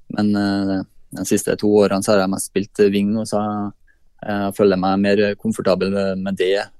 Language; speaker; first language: Norwegian; native; Norwegian